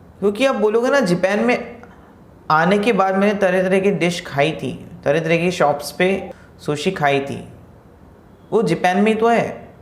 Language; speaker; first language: Hindi; native; Hindi